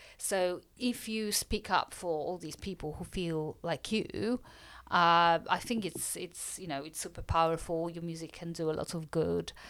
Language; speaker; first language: English; non-native, fluent; Polish